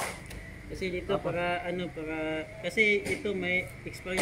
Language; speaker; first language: Filipino; non-native, local second language; Cebuano